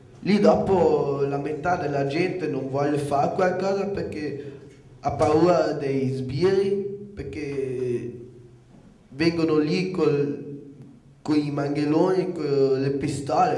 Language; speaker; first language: Italian; non-native, local second language; German